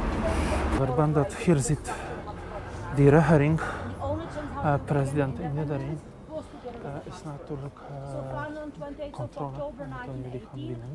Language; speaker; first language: Dutch; non-native, learner; Polish